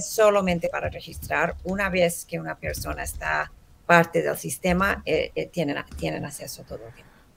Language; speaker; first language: Spanish; early bilingual, heritage; Spanish